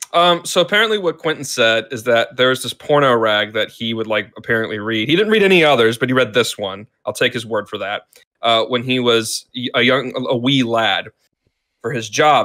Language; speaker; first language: English; native; English